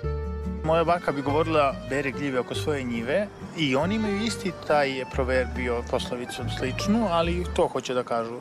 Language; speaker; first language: Serbian; native; Serbian